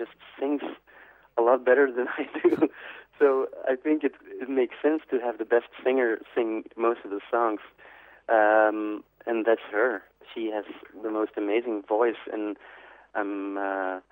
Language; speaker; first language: English; non-native, fluent; Dutch